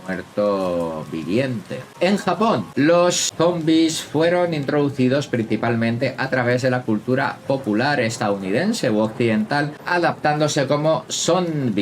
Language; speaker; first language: Spanish; native; Spanish